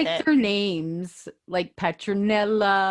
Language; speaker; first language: English; native; English